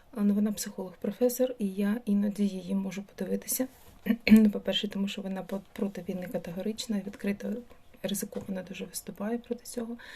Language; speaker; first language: Ukrainian; non-native, local second language; Russian